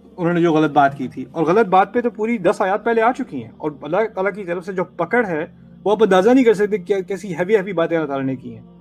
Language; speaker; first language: Urdu; native; Urdu